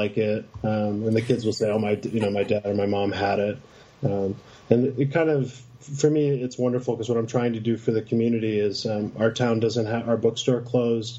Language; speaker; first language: English; native; English